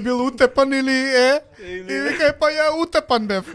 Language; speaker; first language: Macedonian; native; Macedonian